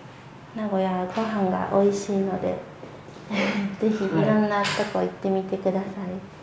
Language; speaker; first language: Japanese; native; Japanese